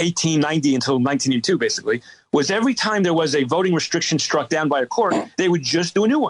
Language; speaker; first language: English; native; English